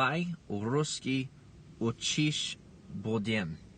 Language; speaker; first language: Russian; non-native, learner; English